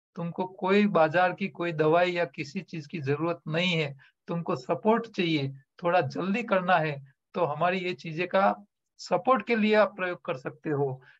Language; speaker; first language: Hindi; non-native, local second language; Gujarati